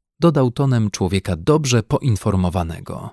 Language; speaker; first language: Polish; native; Polish